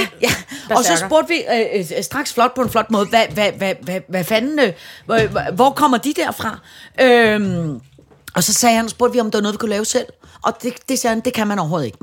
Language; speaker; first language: Danish; native; Danish